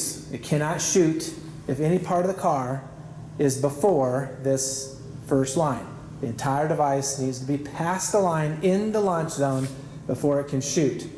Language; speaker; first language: English; native; English